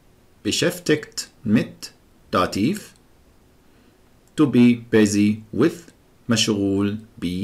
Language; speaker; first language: German; non-native, fluent; Arabic